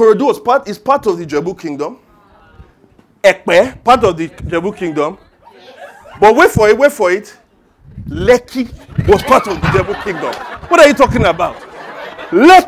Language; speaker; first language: English; non-native, local second language; Yoruba